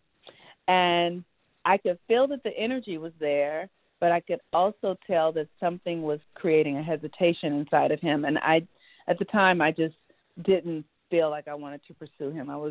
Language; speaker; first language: English; native; English